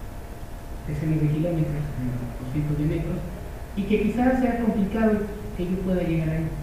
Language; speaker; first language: Spanish; native; Spanish